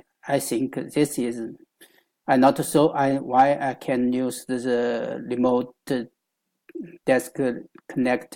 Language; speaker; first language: English; non-native, learner; Chinese